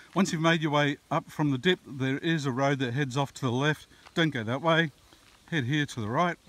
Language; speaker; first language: English; native; English